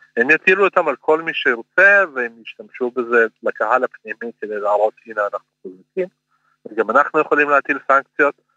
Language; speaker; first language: Hebrew; early bilingual, other home language; Russian